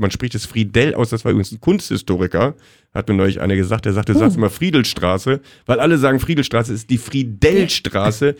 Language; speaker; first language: German; native; German